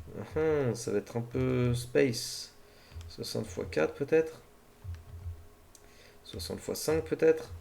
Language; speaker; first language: French; native; French